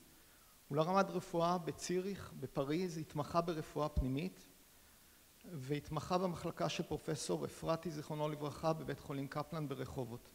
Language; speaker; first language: Hebrew; native; Hebrew